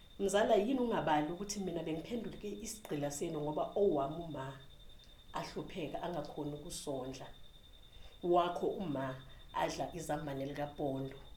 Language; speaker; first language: Zulu; native; Zulu